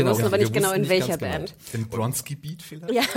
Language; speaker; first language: German; native; German